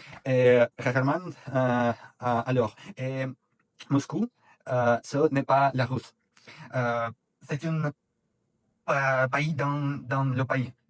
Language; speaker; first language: French; non-native, fluent; Russian